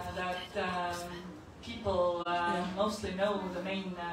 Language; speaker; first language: English; non-native, fluent; Estonian